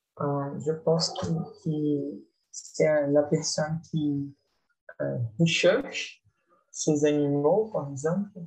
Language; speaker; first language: French; non-native, learner; Portuguese